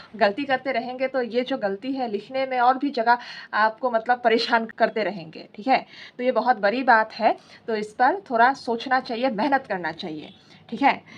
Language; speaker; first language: Hindi; non-native, local second language; Assamese